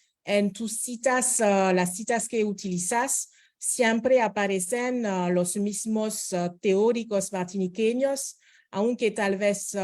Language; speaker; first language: Spanish; non-native, fluent; French